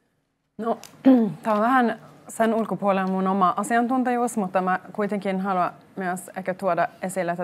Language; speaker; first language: Finnish; non-native, local second language; Swedish